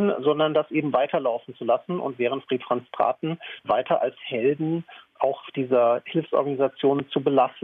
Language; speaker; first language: German; native; German